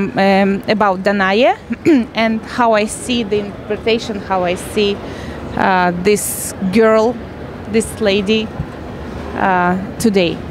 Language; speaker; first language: English; non-native, learner; Russian